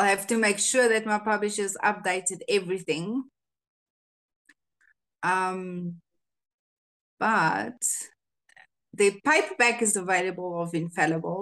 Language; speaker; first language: English; non-native, local second language; Afrikaans